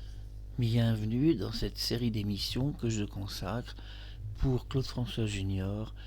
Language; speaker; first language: French; native; French